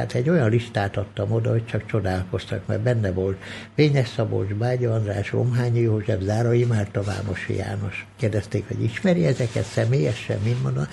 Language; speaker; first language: Hungarian; early bilingual, other home language; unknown